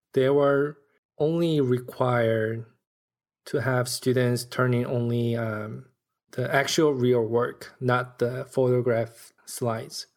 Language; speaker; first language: English; non-native, fluent; Korean